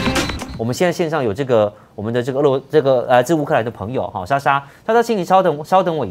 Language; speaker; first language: Chinese; native; Chinese